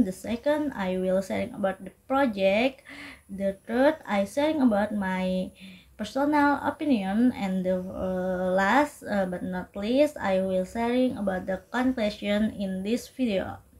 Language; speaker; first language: English; non-native, learner; Indonesian